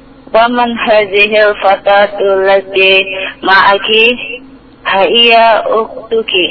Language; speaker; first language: Arabic; non-native, learner; Indonesian